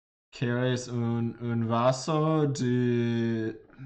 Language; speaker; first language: Spanish; non-native, learner; English